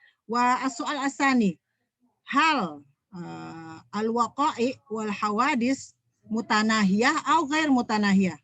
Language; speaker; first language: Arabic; non-native, fluent; Indonesian